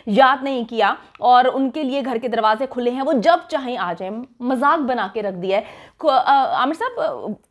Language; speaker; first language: Urdu; native; Urdu